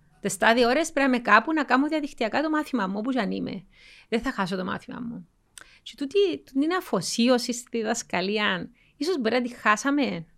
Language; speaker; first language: Greek; native; Greek